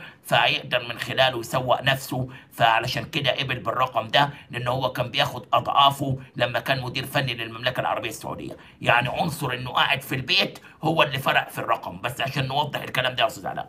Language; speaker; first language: Arabic; native; Arabic